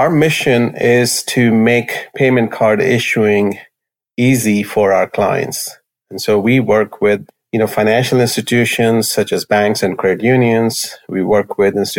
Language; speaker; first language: English; non-native, local second language; Hindi